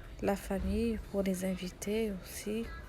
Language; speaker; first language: French; non-native, local second language; Arabic